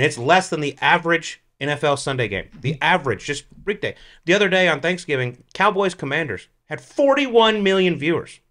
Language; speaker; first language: English; native; English